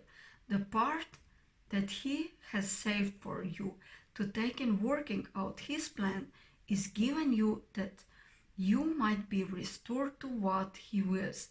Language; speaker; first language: English; non-native, fluent; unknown